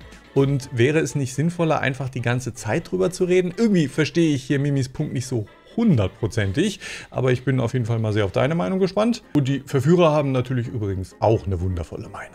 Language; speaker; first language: German; native; German